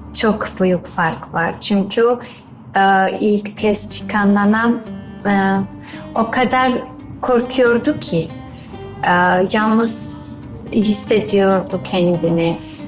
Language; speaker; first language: Turkish; non-native, learner; Georgian